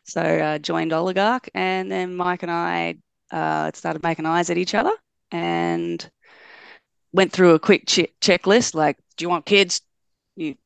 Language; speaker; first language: English; native; English